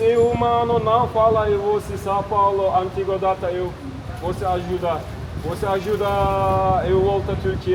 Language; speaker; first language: Portuguese; non-native, learner; Turkish